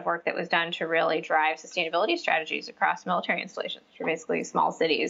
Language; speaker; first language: English; native; English